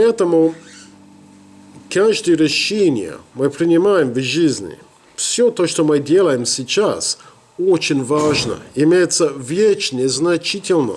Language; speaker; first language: Russian; non-native, learner; English